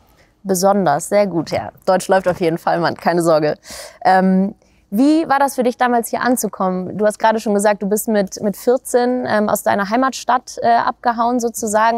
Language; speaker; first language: German; native; German